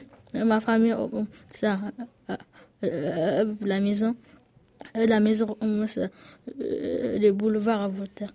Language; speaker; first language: French; non-native, learner; Soninke